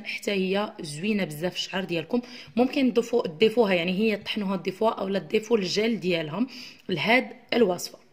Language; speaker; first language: Arabic; native; Arabic